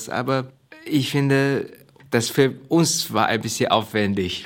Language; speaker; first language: German; non-native, learner; Chinese